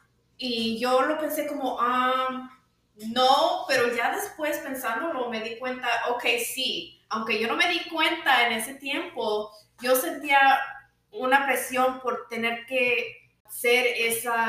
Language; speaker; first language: Spanish; early bilingual, other home language; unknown